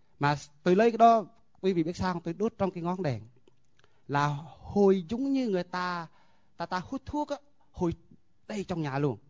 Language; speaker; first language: Vietnamese; non-native, local second language; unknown